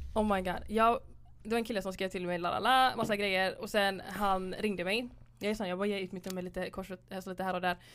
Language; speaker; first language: Swedish; early bilingual, other home language; Somali